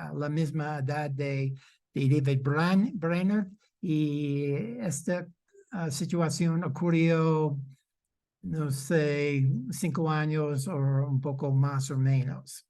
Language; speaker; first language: Spanish; non-native, fluent; English